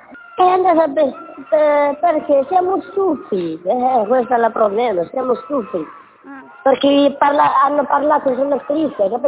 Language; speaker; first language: Italian; non-native, learner; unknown